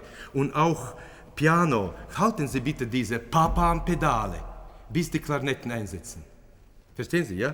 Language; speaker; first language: German; non-native, fluent; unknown